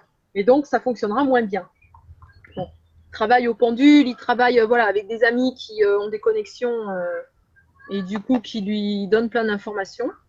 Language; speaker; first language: French; native; French